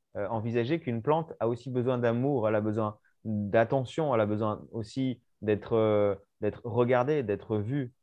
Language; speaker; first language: French; native; French